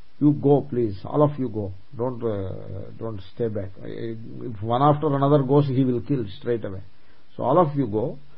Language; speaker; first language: English; non-native, local second language; Telugu